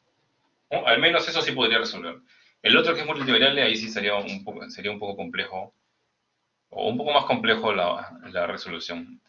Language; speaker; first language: Spanish; native; Spanish